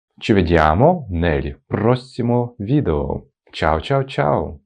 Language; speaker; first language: Italian; non-native, fluent; Ukrainian